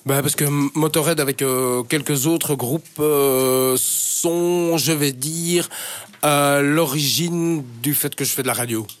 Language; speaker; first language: French; native; French